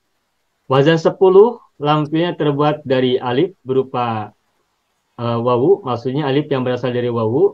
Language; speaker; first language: Indonesian; native; Indonesian